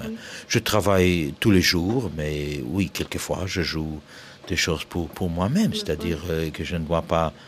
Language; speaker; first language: French; non-native, fluent; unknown